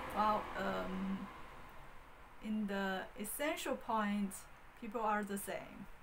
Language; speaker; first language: English; non-native, fluent; Chinese